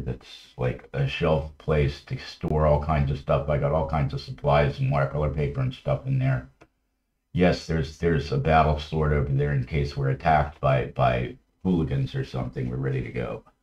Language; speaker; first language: English; native; English